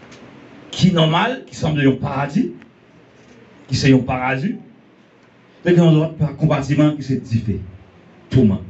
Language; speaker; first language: French; non-native, learner; Haitian Creole